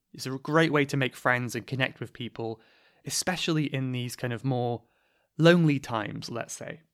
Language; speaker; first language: English; native; English